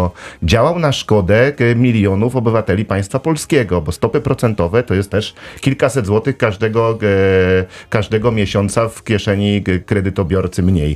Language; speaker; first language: Polish; native; Polish